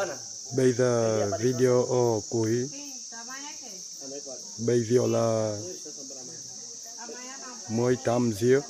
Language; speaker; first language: Vietnamese; non-native, learner; Portuguese